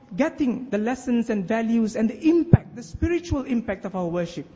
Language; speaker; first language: English; non-native, local second language; Malay